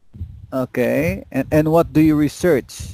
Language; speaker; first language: English; non-native, local second language; Filipino